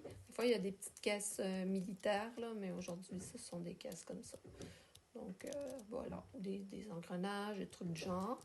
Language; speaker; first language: French; native; French